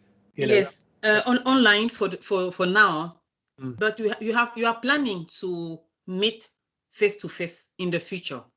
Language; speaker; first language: English; non-native, learner; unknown